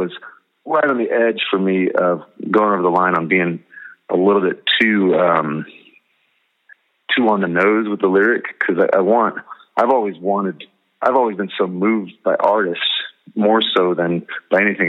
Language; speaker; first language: English; native; English